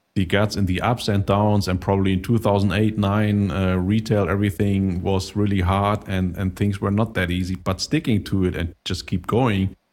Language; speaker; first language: English; non-native, fluent; German